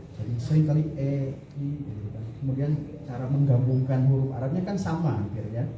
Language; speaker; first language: Indonesian; non-native, local second language; Sundanese